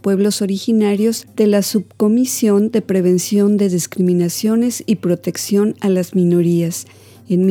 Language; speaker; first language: Spanish; native; Spanish